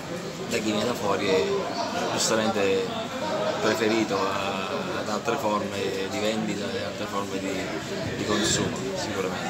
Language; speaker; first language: Italian; native; Italian